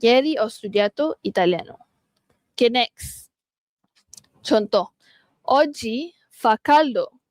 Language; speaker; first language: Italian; non-native, fluent; Malay